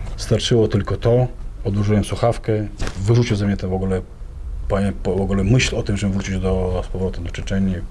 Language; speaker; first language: Polish; non-native, fluent; Chechen